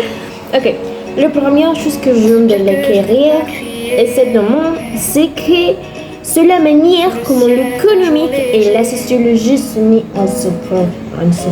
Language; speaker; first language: French; non-native, learner; Spanish